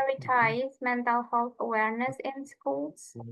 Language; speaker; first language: English; non-native, fluent; Indonesian